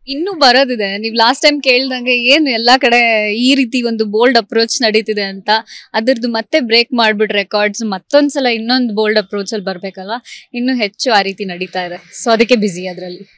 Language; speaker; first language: Kannada; native; Kannada